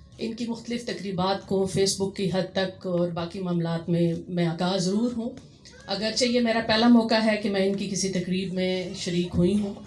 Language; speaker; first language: Urdu; non-native, local second language; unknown